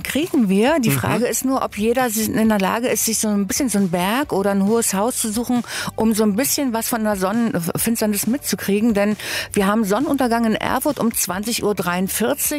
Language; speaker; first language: German; native; German